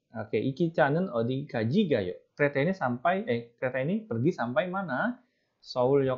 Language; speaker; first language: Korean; non-native, fluent; Indonesian